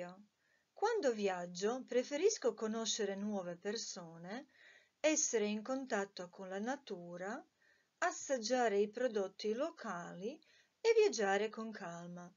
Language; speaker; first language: Italian; non-native, fluent; Croatian